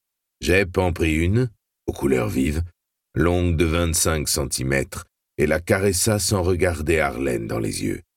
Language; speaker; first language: French; native; French